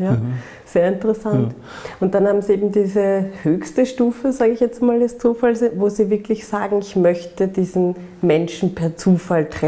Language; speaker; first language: German; native; German